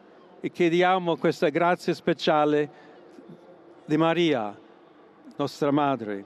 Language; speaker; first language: Italian; non-native, fluent; English